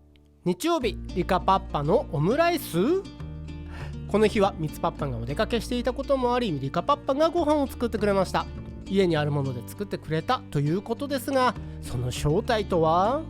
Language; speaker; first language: Japanese; native; Japanese